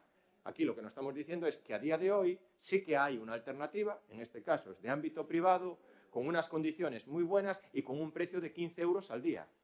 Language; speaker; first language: Spanish; native; Spanish